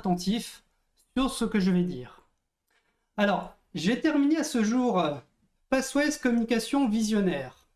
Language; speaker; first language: French; native; French